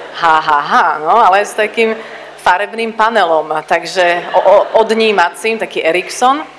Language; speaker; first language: Slovak; native; Slovak